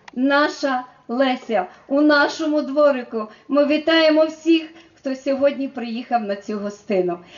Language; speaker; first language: Ukrainian; native; Ukrainian